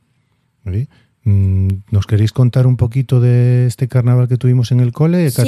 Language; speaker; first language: Spanish; native; Spanish